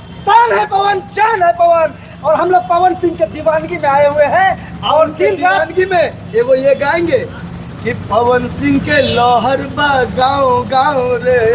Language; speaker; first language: Hindi; non-native, local second language; Bhojpuri